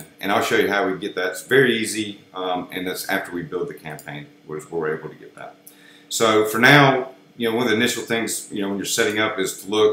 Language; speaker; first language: English; native; English